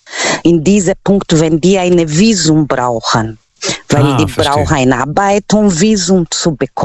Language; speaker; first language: German; non-native, fluent; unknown